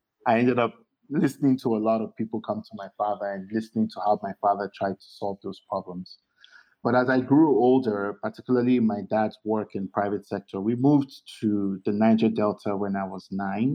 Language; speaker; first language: English; non-native, local second language; Yoruba